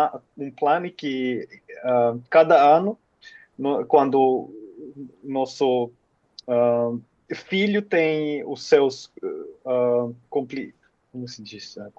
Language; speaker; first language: Portuguese; non-native, fluent; Finnish